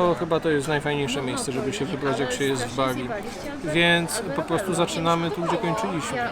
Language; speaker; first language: Polish; native; Polish